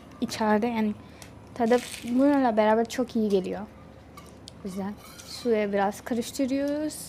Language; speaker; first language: Turkish; non-native, learner; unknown